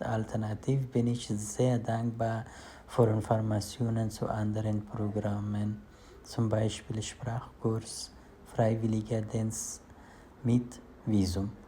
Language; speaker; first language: German; non-native, learner; Persian